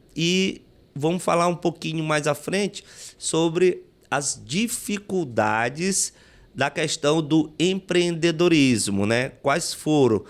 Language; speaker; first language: Portuguese; native; Portuguese